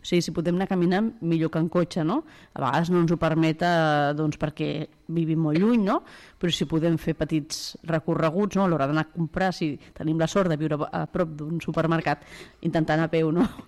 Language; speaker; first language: Catalan; native; Catalan